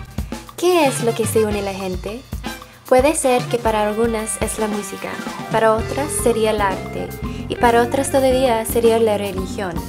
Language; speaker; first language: Spanish; non-native, fluent; English